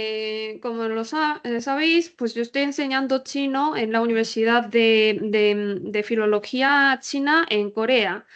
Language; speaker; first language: Spanish; non-native, learner; Korean